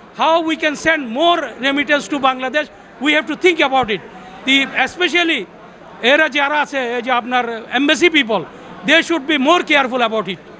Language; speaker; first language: English; non-native, local second language; Bangla